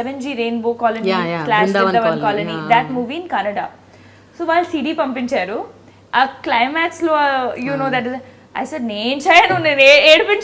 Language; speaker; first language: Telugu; non-native, learner; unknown